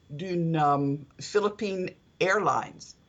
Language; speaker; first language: French; non-native, learner; English